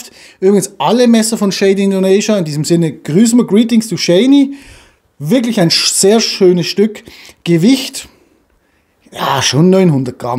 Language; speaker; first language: German; native; German